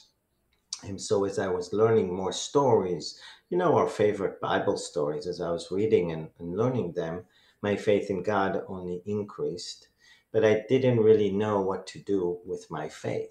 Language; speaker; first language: English; non-native, fluent; Hebrew